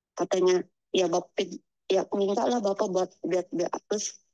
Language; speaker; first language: Indonesian; native; Indonesian